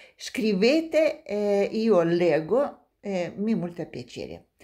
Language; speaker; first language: Italian; non-native, learner; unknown